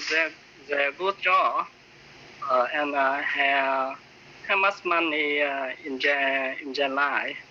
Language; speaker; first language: English; non-native, learner; Vietnamese